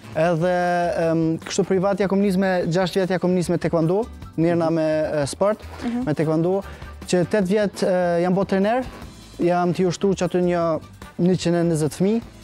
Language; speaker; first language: Albanian; early bilingual, heritage; Albanian